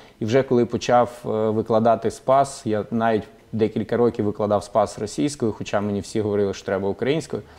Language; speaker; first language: Ukrainian; non-native, local second language; Russian